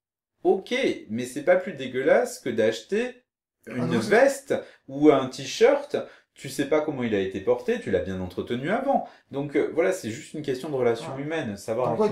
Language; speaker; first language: French; native; French